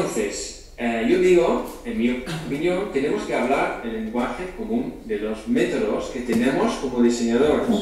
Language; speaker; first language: Spanish; non-native, fluent; Dutch